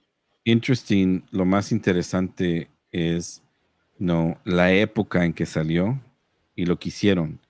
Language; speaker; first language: Spanish; early bilingual, heritage; Spanish